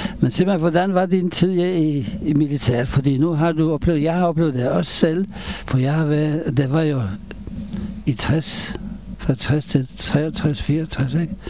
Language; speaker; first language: Danish; non-native, fluent; Hebrew